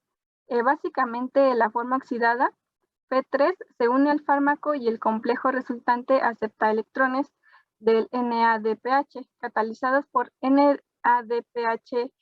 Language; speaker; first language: Spanish; native; Spanish